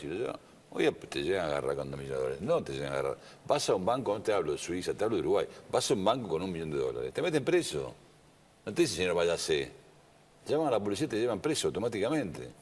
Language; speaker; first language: Spanish; native; Spanish